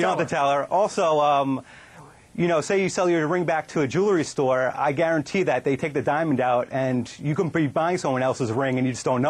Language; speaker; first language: English; native; English